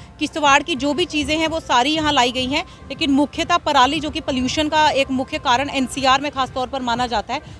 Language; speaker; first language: Hindi; native; Hindi